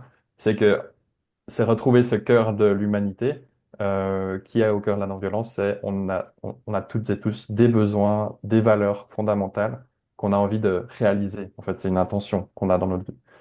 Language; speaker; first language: French; native; French